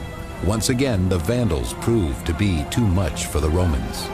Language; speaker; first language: English; native; English